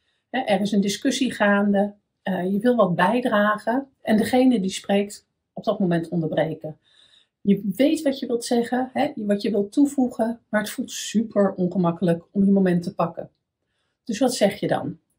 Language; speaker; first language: Dutch; native; Dutch